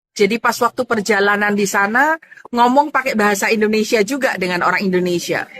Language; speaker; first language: Indonesian; native; Indonesian